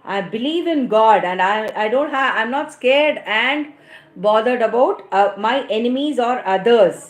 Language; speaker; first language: English; non-native, local second language; Tamil